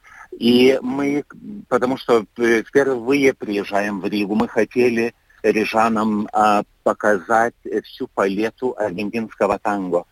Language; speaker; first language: Russian; non-native, fluent; Lithuanian